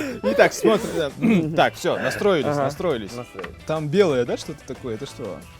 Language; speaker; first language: Russian; native; Russian